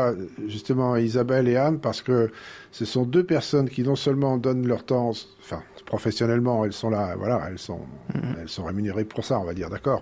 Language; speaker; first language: French; native; French